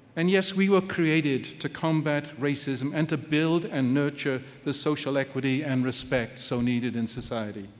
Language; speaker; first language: English; native; English